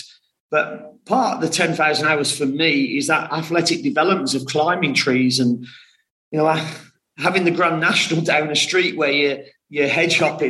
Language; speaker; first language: English; native; English